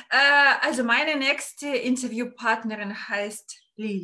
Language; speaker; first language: German; non-native, fluent; Russian